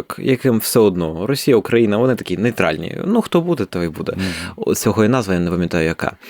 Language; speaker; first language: Ukrainian; non-native, local second language; Russian